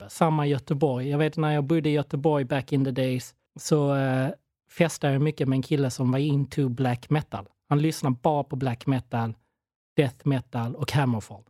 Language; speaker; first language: Swedish; native; Swedish